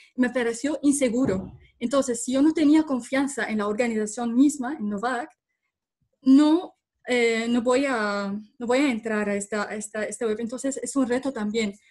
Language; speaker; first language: Spanish; non-native, fluent; Arabic